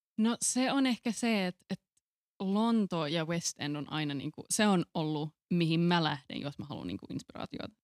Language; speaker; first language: Finnish; non-native, local second language; Swedish